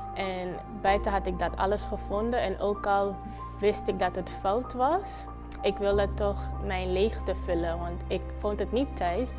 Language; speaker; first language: Dutch; non-native, local second language; Papiamento